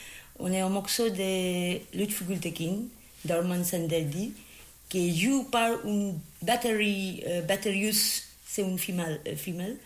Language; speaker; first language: French; non-native, learner; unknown